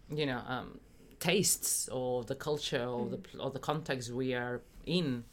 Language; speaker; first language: English; non-native, fluent; Spanish